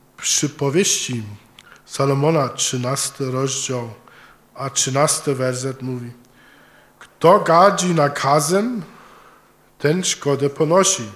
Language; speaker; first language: Polish; early bilingual, heritage; German